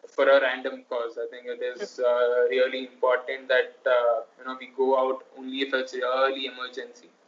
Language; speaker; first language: English; non-native, local second language; Telugu